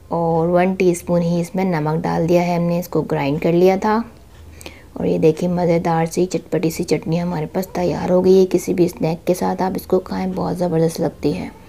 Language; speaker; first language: Urdu; native; Urdu